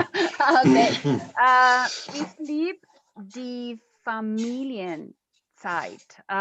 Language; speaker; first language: German; non-native, learner; Spanish